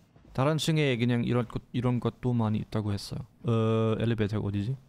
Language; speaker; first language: Korean; non-native, fluent; German